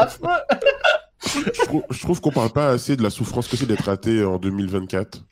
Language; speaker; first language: French; native; French